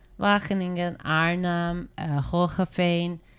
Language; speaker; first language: Dutch; non-native, learner; Turkish